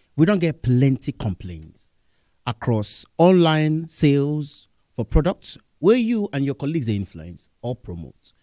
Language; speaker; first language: Nigerian Pidgin; non-native, local second language; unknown